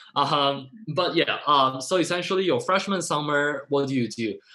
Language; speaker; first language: English; non-native, fluent; Chinese